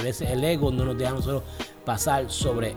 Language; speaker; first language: Spanish; early bilingual, heritage; Spanish